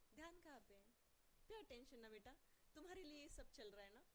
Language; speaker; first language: Hindi; non-native, local second language; Marathi